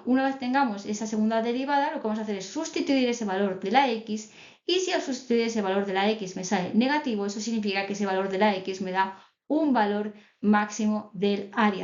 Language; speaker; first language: Spanish; native; Spanish